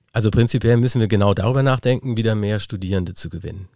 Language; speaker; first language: German; native; German